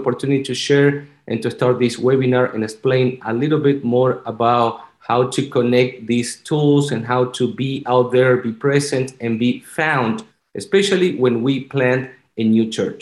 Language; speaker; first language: English; non-native, fluent; Spanish